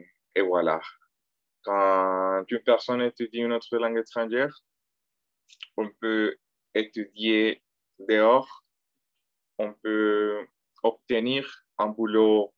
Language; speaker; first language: French; non-native, fluent; Spanish